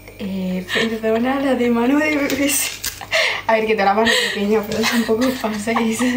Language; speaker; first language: Spanish; native; Spanish